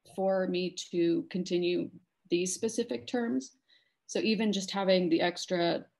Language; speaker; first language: English; native; English